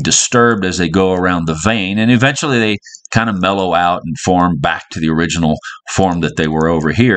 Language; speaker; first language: English; native; English